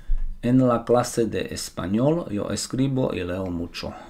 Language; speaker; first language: Spanish; non-native, fluent; Slovak